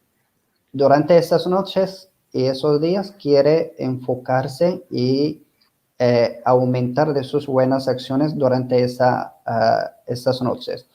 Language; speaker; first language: Spanish; non-native, fluent; Arabic